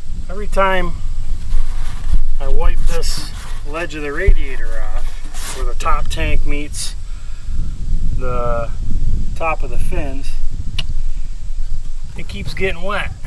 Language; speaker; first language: English; native; English